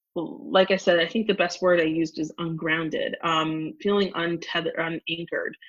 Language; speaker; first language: English; native; English